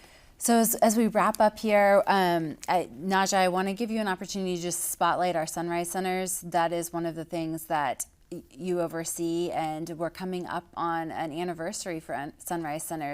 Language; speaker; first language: English; native; English